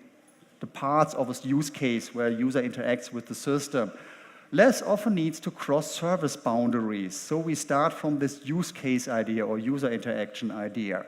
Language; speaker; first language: English; non-native, fluent; German